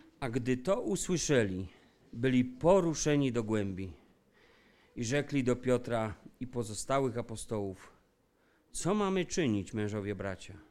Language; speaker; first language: Polish; native; Polish